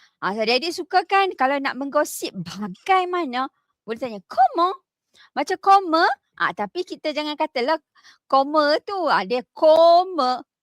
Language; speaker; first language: Malay; native; Malay